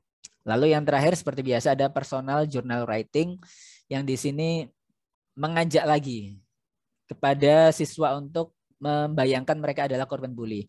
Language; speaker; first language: Indonesian; native; Indonesian